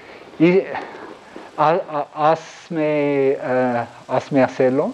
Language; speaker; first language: Spanish; non-native, fluent; English